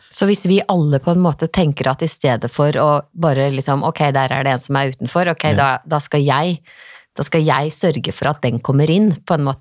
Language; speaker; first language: Norwegian; native; Norwegian